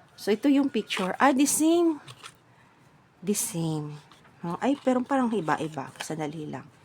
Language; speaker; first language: Filipino; native; Filipino